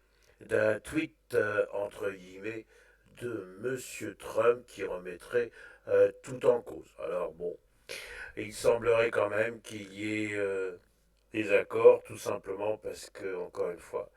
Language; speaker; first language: French; native; French